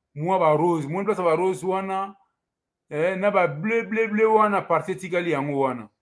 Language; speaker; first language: French; non-native, local second language; Lingala